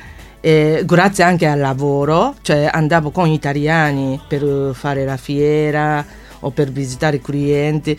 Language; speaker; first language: Italian; non-native, fluent; Japanese